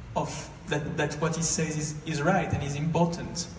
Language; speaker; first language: English; non-native, fluent; French